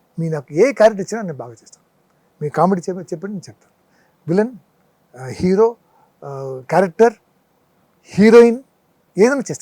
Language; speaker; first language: Telugu; non-native, local second language; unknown